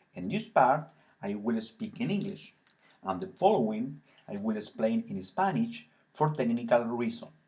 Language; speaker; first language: English; non-native, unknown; Spanish